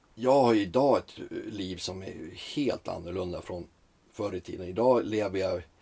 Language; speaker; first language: Swedish; early bilingual, other home language; Finnish